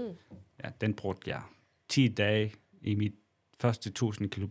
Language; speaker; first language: Danish; non-native, local second language; Kalaallisut